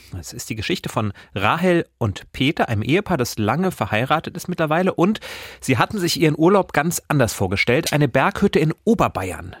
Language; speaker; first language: German; native; German